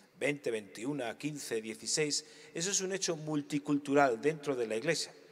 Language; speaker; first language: Spanish; native; Spanish